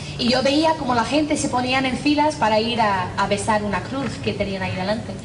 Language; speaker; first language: Spanish; non-native, fluent; English